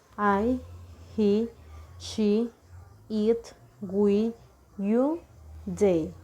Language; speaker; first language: English; non-native, fluent; Spanish